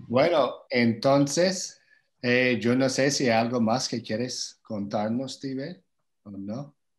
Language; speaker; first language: Spanish; non-native, fluent; English